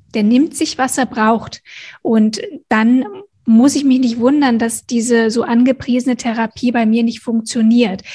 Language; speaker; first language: German; native; German